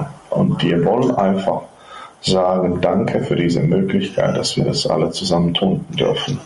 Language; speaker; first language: German; non-native, fluent; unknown